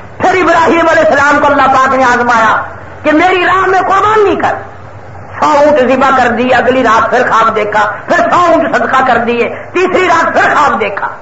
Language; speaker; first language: Urdu; non-native, local second language; Saraiki